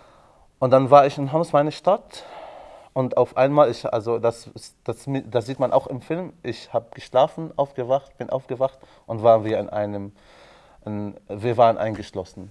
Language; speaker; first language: German; non-native, fluent; Arabic